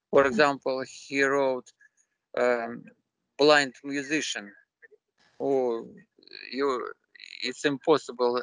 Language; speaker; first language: English; non-native, learner; Russian